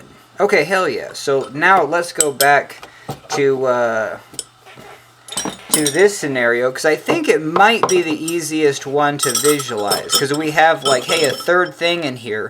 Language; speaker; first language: English; native; English